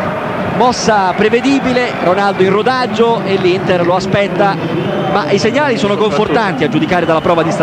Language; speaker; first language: Italian; native; Italian